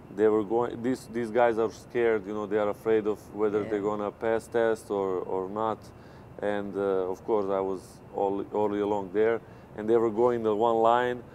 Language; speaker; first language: English; non-native, fluent; Serbian